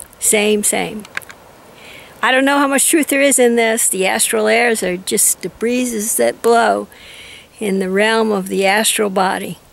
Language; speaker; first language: English; native; English